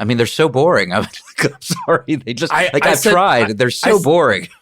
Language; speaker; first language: English; native; English